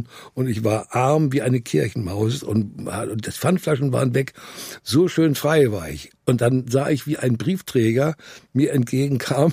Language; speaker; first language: German; native; German